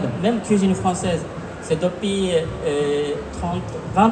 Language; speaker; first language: French; non-native, fluent; Japanese